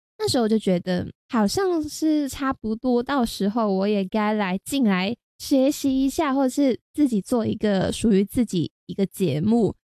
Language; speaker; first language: Chinese; non-native, local second language; Cantonese